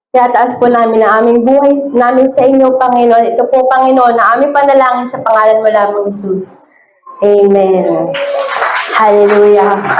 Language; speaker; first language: Filipino; native; Filipino